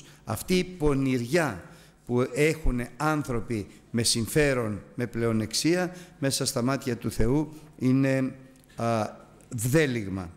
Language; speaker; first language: Greek; native; Greek